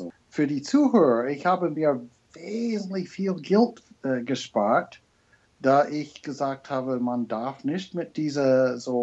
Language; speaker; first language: German; non-native, fluent; English